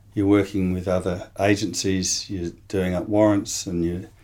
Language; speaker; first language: English; native; English